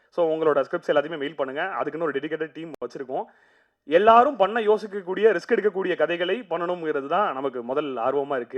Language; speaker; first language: Tamil; native; Tamil